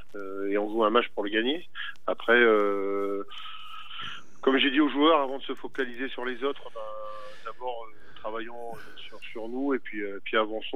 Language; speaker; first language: French; native; French